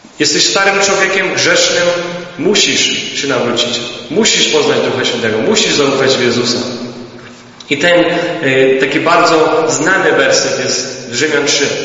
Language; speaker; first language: Polish; early bilingual, heritage; Polish